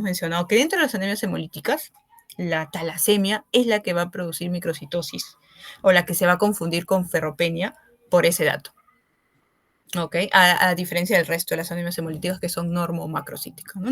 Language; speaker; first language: Spanish; native; Spanish